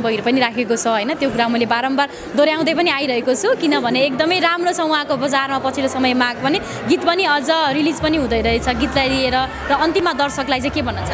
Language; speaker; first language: Nepali; native; Nepali